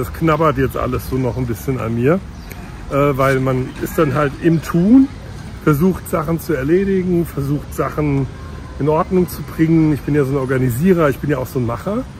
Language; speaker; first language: German; native; German